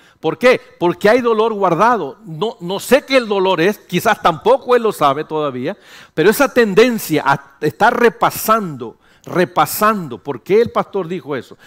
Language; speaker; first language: Spanish; early bilingual, heritage; Spanish